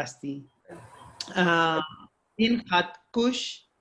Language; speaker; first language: Persian; non-native, learner; Urdu